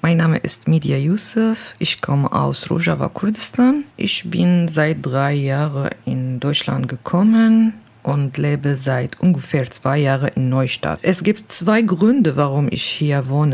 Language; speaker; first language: German; non-native, learner; Kurdish